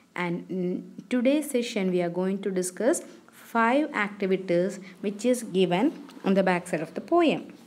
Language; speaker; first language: English; non-native, local second language; Malayalam